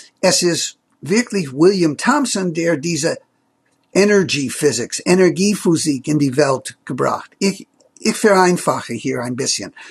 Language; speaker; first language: German; non-native, fluent; English